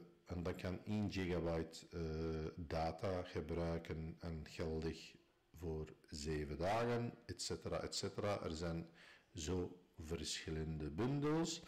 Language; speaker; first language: Dutch; non-native, fluent; Arabic